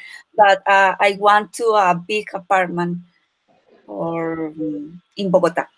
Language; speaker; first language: English; non-native, learner; Spanish